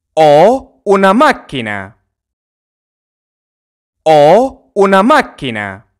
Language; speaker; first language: Italian; non-native, learner; Arabic